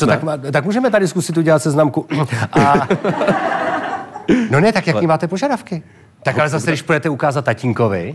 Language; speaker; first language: Czech; native; Czech